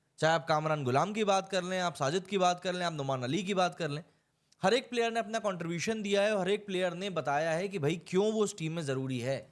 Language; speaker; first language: Hindi; native; Hindi